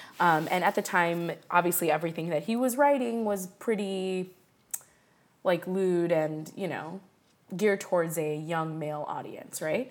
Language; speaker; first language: English; early bilingual, other home language; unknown